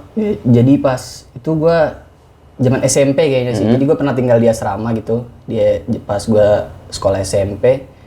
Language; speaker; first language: Indonesian; native; Indonesian